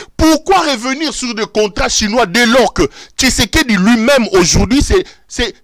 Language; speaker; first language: French; non-native, local second language; Lingala